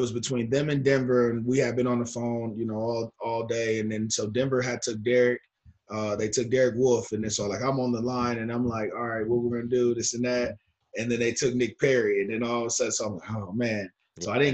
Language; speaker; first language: English; native; English